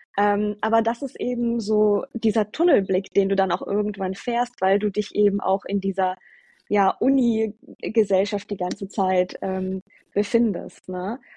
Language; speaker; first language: German; early bilingual, other home language; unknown